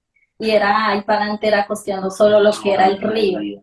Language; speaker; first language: Spanish; native; Spanish